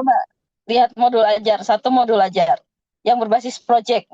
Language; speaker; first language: Indonesian; native; Indonesian